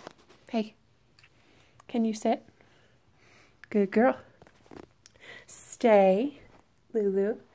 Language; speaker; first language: English; native; English